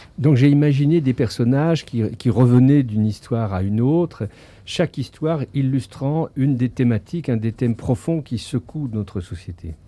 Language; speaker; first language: French; native; French